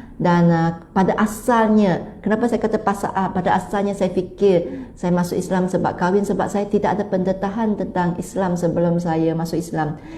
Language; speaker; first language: Malay; non-native, local second language; Chinese